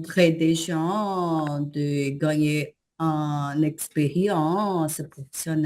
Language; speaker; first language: French; non-native, learner; Portuguese